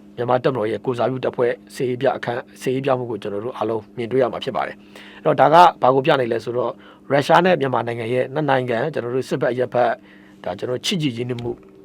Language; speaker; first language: Burmese; native; Burmese